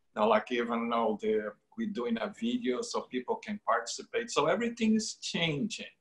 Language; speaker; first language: English; non-native, fluent; Portuguese